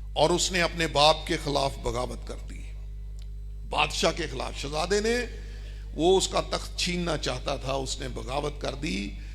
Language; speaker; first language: Urdu; non-native, local second language; Punjabi